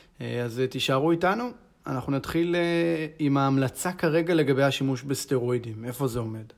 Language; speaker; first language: Hebrew; native; Hebrew